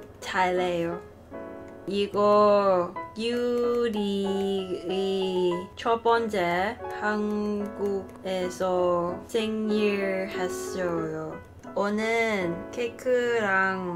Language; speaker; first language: Korean; non-native, learner; Cantonese